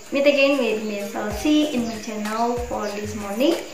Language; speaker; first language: English; non-native, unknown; Indonesian